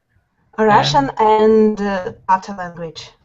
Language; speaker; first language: English; non-native, fluent; Tatar